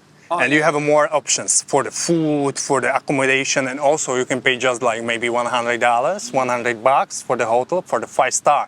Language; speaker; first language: English; non-native, fluent; Slovak